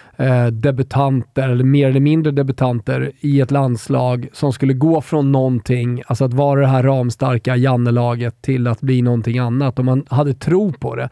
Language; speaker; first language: Swedish; native; Swedish